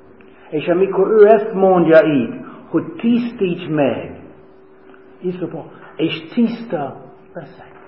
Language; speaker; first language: Hungarian; non-native, fluent; English